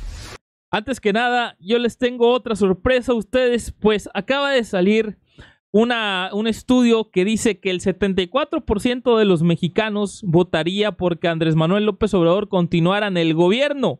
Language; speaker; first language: Spanish; native; Spanish